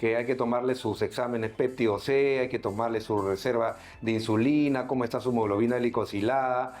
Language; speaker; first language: Spanish; native; Spanish